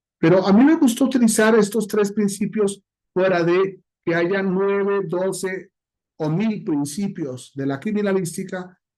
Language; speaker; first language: Spanish; native; Spanish